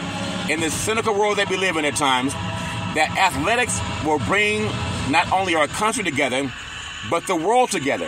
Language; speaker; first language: English; native; English